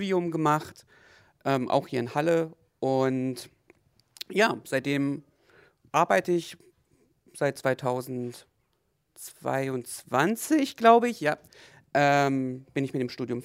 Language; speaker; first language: German; native; German